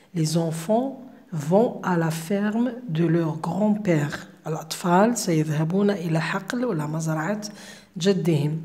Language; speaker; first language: French; non-native, local second language; Arabic